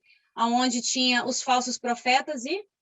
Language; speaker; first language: Portuguese; native; Portuguese